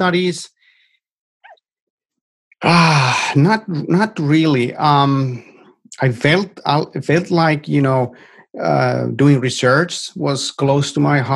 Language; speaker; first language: English; non-native, fluent; Finnish